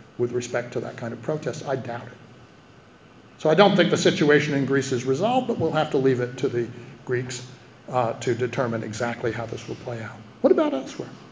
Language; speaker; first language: English; native; English